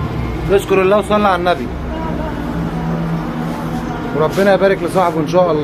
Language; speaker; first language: Arabic; native; Arabic